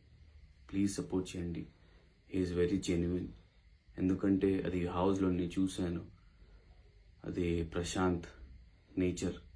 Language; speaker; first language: Telugu; non-native, learner; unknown